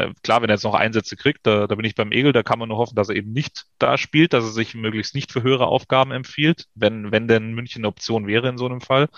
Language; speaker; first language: German; native; German